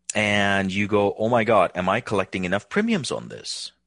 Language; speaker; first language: English; non-native, local second language; Hindi